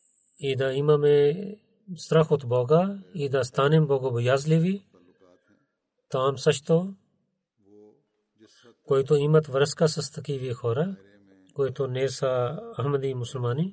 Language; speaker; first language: Bulgarian; non-native, learner; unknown